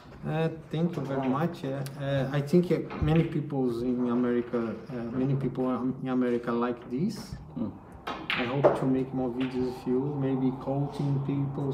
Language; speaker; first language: English; non-native, learner; Portuguese